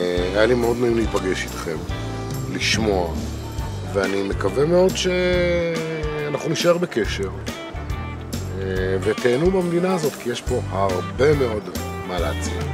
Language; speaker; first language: Hebrew; early bilingual, other home language; Russian